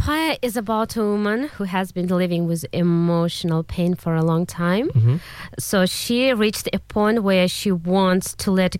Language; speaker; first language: English; non-native, learner; Kazakh